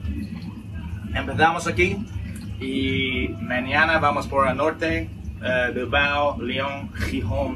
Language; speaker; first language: Spanish; non-native, learner; English